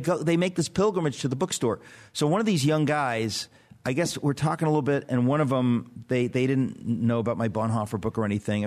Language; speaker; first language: English; native; English